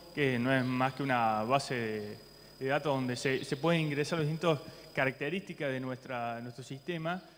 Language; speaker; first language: Spanish; native; Spanish